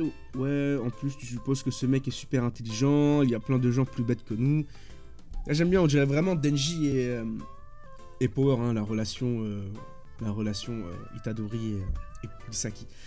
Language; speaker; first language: French; native; French